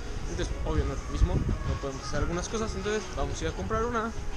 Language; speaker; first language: Spanish; native; Spanish